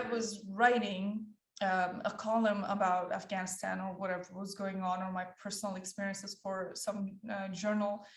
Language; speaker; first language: English; early bilingual, other home language; Persian